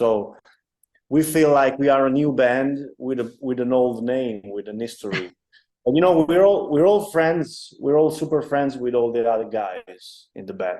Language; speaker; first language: English; non-native, fluent; Italian